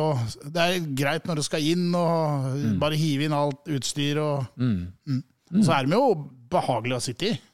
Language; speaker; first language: Norwegian; native; Norwegian